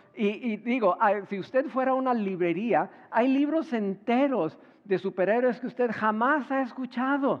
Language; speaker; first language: Spanish; native; Spanish